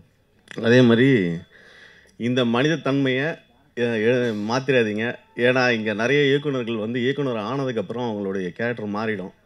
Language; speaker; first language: Tamil; native; Tamil